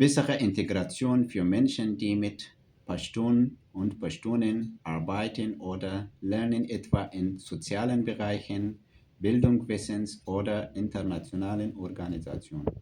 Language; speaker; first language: German; non-native, fluent; Pashto